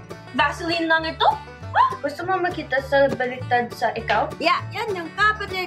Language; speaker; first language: Filipino; non-native, learner; English